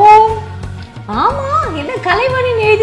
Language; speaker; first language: Tamil; native; Tamil